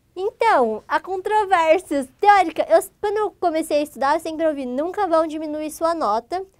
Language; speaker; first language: Portuguese; native; Portuguese